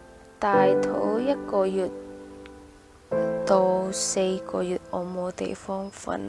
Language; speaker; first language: Cantonese; non-native, fluent; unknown